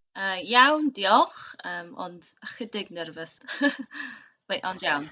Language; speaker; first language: Welsh; non-native, local second language; English